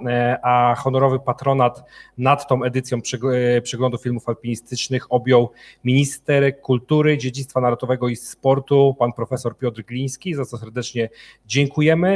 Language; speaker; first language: Polish; native; Polish